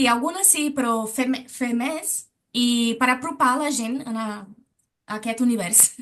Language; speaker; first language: Catalan; non-native, learner; Portuguese